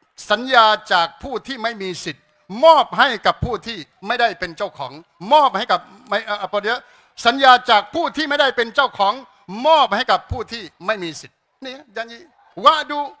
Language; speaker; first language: Thai; non-native, local second language; Malay